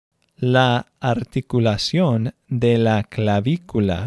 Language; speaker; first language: Spanish; non-native, learner; English